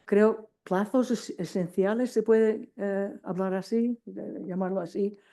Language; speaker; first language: Spanish; non-native, fluent; English